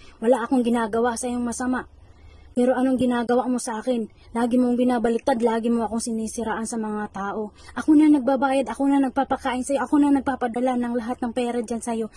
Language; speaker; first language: Filipino; native; Filipino